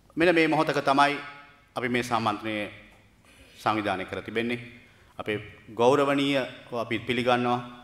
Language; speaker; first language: Sinhala; non-native, local second language; Tamil